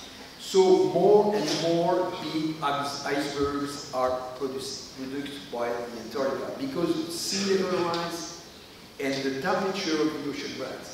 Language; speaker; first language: English; non-native, learner; French